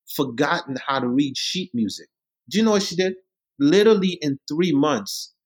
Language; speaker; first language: English; early bilingual, other home language; Haitian Creole